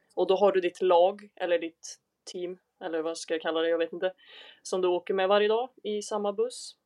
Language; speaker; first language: Swedish; native; Swedish